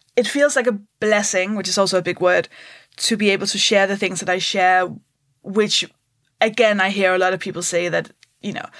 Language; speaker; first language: English; non-native, fluent; Danish